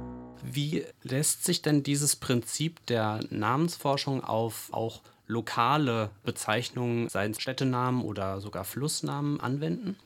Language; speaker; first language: German; native; German